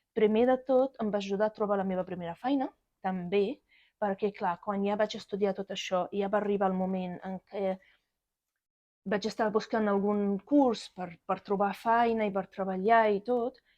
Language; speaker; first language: Catalan; non-native, fluent; Arabic